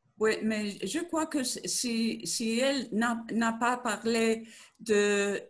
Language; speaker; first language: French; non-native, learner; Spanish